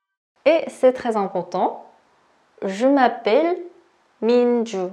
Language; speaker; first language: French; non-native, learner; Korean